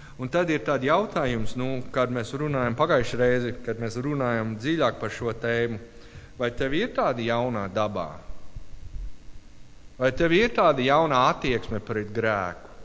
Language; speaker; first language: Latvian; non-native, learner; English